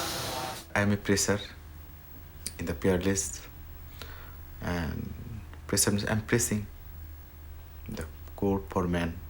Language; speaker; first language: English; non-native, learner; Bangla